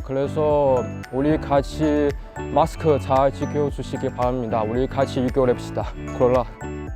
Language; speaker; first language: Korean; non-native, learner; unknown